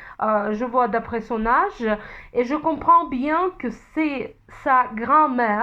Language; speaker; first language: French; non-native, fluent; Russian